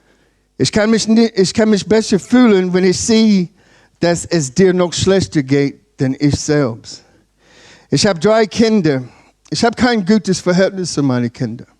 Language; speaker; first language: German; non-native, learner; English